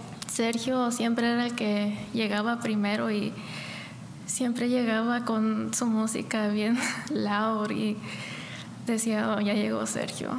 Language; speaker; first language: Spanish; early bilingual, heritage; Spanish